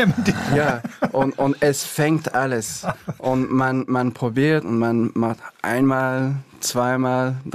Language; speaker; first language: German; non-native, learner; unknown